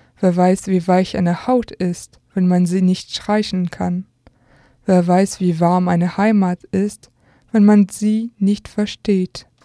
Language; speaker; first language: German; non-native, fluent; French